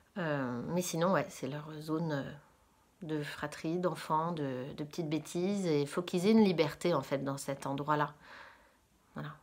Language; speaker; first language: French; native; French